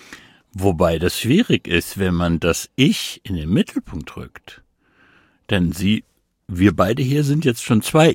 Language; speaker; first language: German; native; German